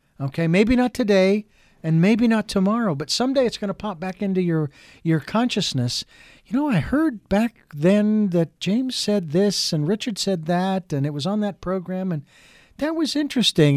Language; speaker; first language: English; native; English